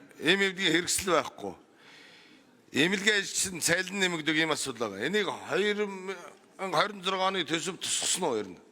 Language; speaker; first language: Mongolian; non-native, local second language; Kazakh